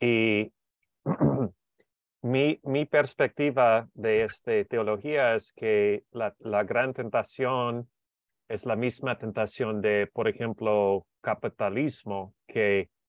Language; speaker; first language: Spanish; non-native, learner; English